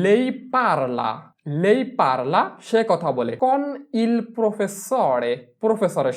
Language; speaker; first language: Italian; non-native, fluent; Bangla